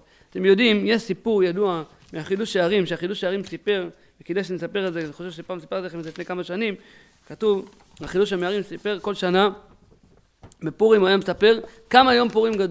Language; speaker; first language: Hebrew; native; Hebrew